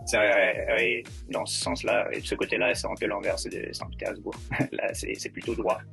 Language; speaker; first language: French; non-native, fluent; Russian